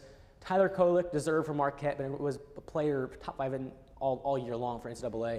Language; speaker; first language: English; native; English